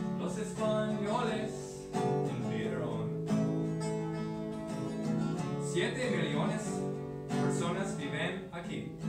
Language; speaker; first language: Spanish; non-native, learner; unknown